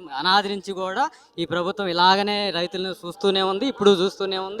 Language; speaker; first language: Telugu; native; Telugu